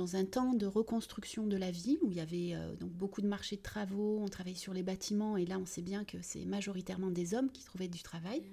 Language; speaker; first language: French; early bilingual, other home language; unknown